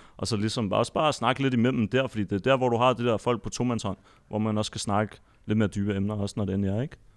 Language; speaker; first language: Danish; early bilingual, other home language; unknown